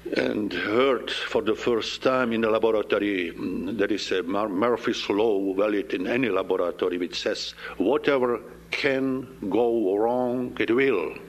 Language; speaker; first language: English; non-native, fluent; Czech